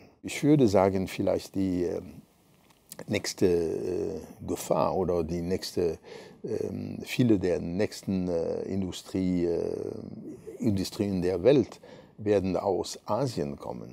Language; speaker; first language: German; non-native, fluent; French